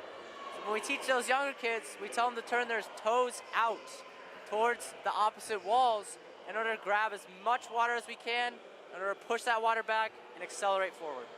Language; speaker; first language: English; native; English